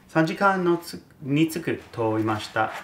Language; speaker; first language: Japanese; non-native, learner; English